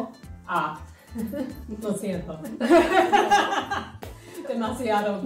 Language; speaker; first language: Spanish; non-native, learner; English